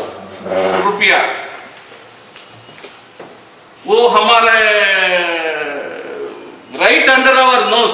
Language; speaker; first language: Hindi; non-native, local second language; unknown